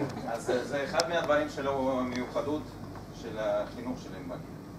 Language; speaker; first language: Hebrew; non-native, fluent; Russian